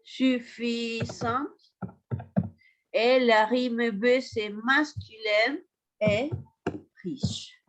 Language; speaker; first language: French; non-native, fluent; Spanish